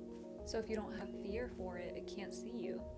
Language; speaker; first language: English; native; English